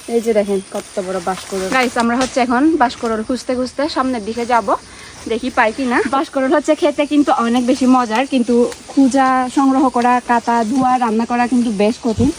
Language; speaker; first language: Bangla; non-native, local second language; Chakma